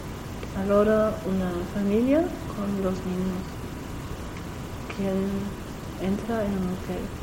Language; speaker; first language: Spanish; non-native, learner; German